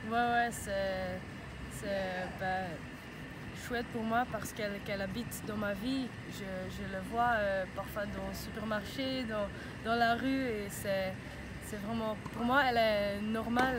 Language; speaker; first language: French; non-native, learner; Dutch